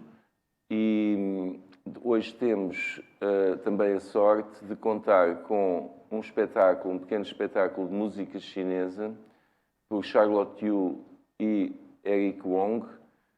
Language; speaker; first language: Portuguese; native; Portuguese